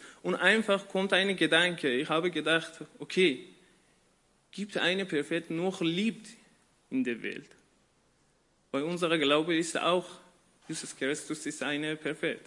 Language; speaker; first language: German; non-native, learner; Persian